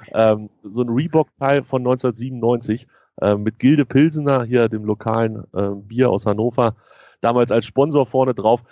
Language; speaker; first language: German; native; German